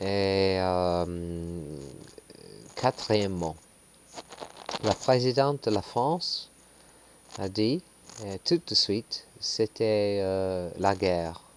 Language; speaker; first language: French; non-native, learner; English